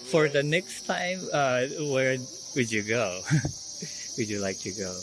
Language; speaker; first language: English; non-native, fluent; Japanese